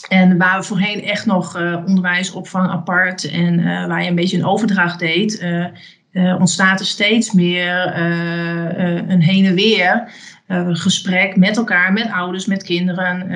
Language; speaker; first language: Dutch; native; Dutch